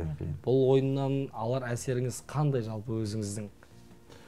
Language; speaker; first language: Kazakh; native; Kazakh